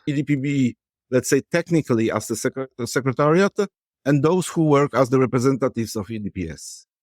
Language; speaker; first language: English; non-native, fluent; Polish